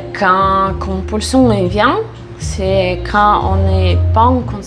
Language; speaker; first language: French; non-native, fluent; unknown